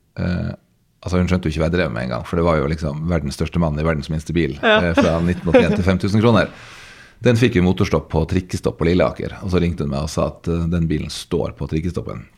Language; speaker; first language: Norwegian; native; Norwegian